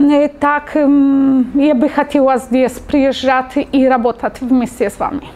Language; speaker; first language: Russian; non-native, learner; Polish